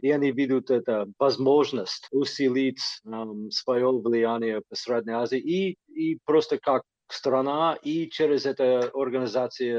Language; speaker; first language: Russian; non-native, fluent; English